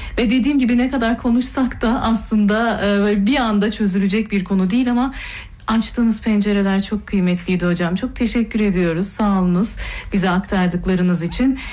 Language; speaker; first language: Turkish; native; Turkish